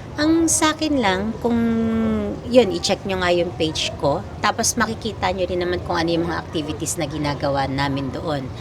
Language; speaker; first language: Filipino; native; Filipino